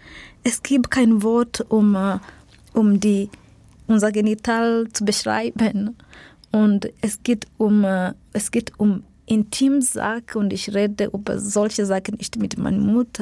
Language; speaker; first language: German; non-native, fluent; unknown